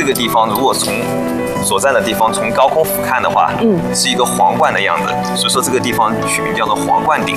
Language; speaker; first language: Chinese; native; Chinese